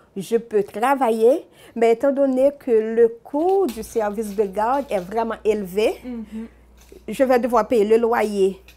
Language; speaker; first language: French; non-native, local second language; Haitian Creole